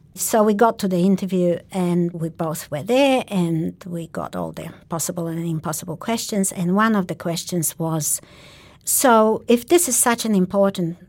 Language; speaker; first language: English; non-native, fluent; Polish